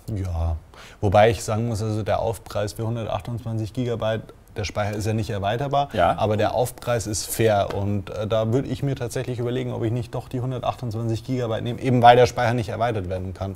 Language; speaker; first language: German; native; German